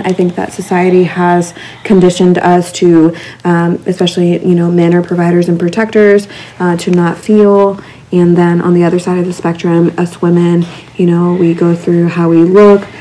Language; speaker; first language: English; early bilingual, other home language; Spanish